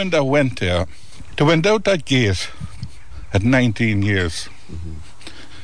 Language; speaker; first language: English; native; English